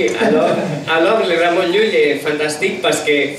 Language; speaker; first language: French; non-native, learner; Catalan